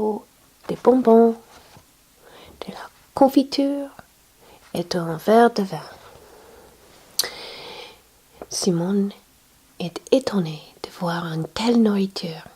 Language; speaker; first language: French; non-native, learner; English